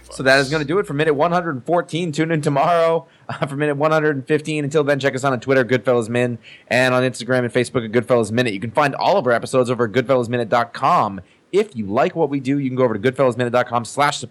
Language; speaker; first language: English; native; English